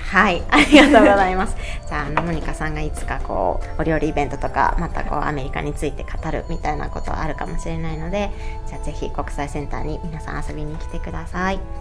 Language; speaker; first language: Japanese; native; Japanese